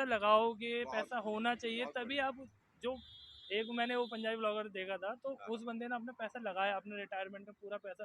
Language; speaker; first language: Hindi; native; Hindi